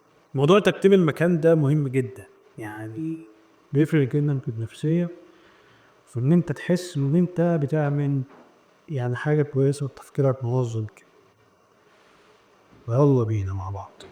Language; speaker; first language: Arabic; native; Arabic